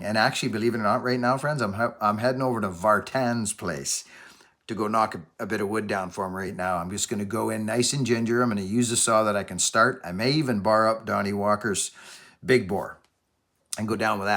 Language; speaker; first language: English; native; English